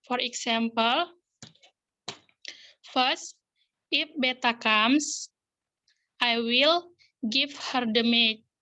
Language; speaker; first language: English; non-native, learner; Indonesian